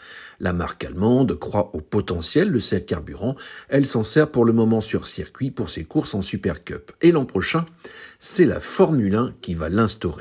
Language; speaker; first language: French; native; French